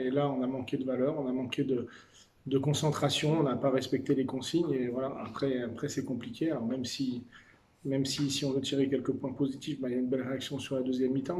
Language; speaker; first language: French; native; French